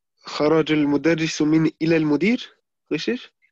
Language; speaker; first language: Arabic; non-native, learner; German